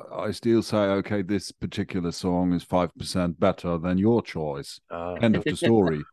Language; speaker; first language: English; non-native, fluent; German